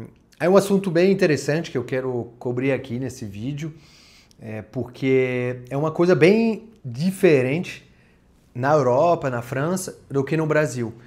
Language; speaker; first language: Portuguese; non-native, fluent; French